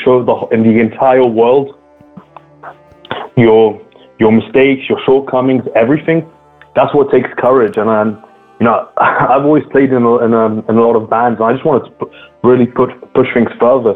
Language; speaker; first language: English; native; English